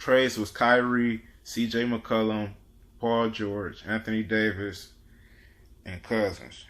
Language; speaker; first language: English; native; English